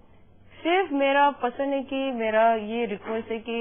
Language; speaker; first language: Hindi; non-native, local second language; Manipuri